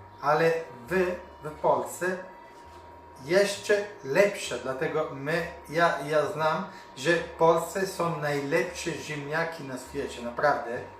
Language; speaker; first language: Polish; non-native, learner; Italian